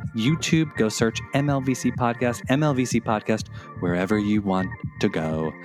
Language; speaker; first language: English; native; English